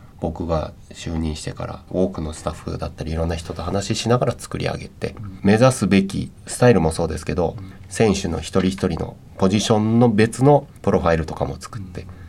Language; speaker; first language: Japanese; native; Japanese